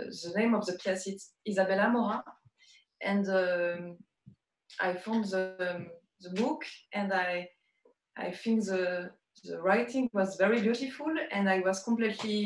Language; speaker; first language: English; non-native, learner; French